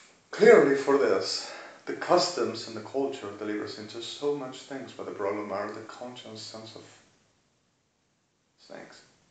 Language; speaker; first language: English; non-native, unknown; Spanish